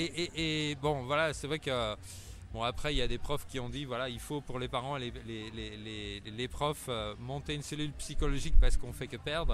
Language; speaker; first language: French; native; French